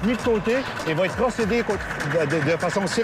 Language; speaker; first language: French; native; French